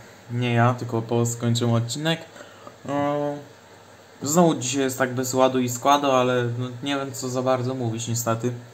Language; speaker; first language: Polish; native; Polish